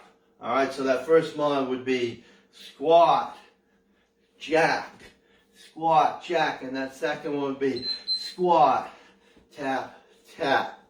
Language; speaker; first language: English; native; English